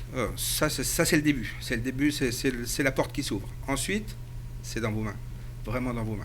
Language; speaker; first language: French; native; French